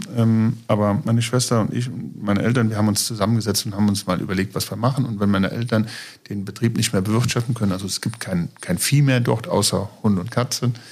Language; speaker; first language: German; native; German